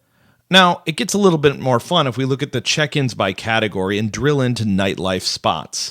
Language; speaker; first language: English; native; English